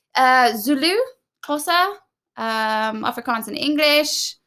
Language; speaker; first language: English; native; English